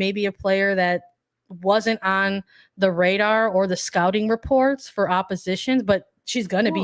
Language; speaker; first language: English; native; English